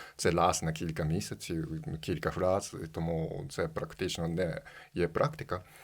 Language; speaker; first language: Ukrainian; non-native, fluent; Japanese